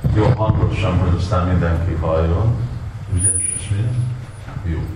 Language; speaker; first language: Hungarian; non-native, learner; Russian